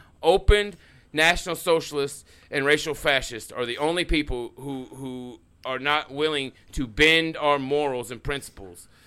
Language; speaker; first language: English; native; English